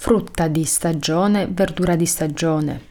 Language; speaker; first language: Italian; non-native, fluent; Polish